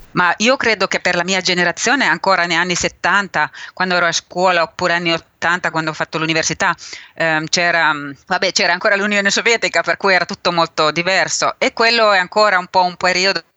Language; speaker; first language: Italian; non-native, fluent; Finnish